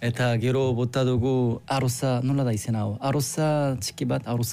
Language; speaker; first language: Basque; non-native, learner; Korean